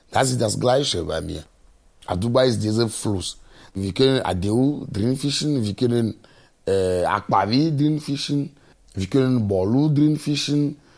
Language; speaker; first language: German; non-native, fluent; Ewe